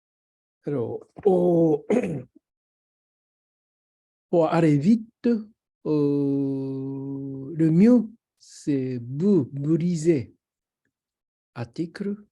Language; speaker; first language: French; non-native, fluent; Japanese